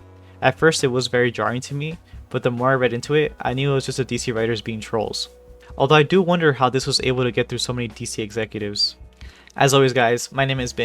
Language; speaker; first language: English; native; English